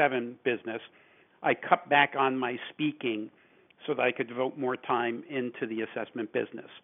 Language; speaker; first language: English; native; English